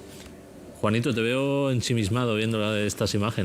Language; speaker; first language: Spanish; native; Spanish